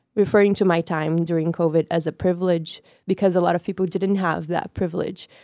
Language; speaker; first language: English; non-native, fluent; Portuguese